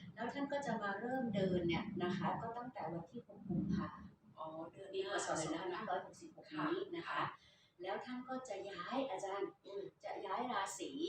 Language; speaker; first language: Thai; native; Thai